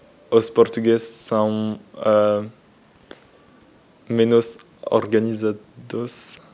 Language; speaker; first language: Portuguese; non-native, learner; French